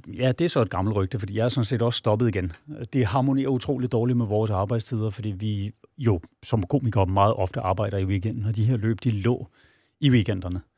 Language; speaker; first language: Danish; native; Danish